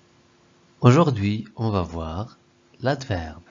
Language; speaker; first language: French; non-native, local second language; Arabic